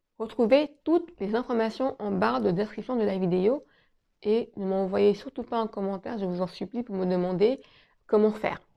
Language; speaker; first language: French; native; French